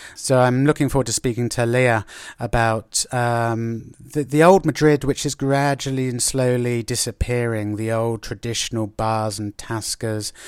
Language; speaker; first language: English; native; English